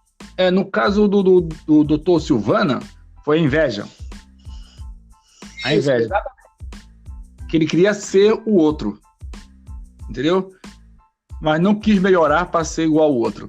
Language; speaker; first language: Portuguese; native; Portuguese